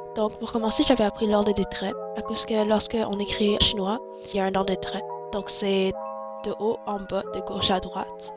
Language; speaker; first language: French; early bilingual, other home language; Chinese